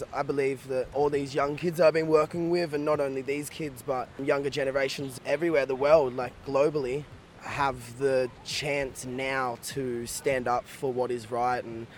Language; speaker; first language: English; native; English